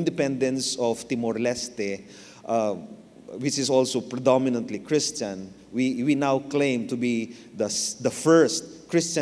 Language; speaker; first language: English; non-native, local second language; Filipino